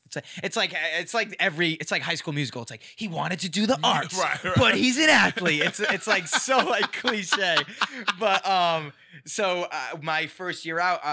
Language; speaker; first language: English; native; English